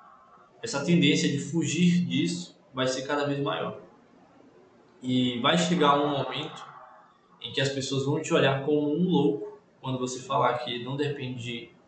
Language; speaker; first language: Portuguese; native; Portuguese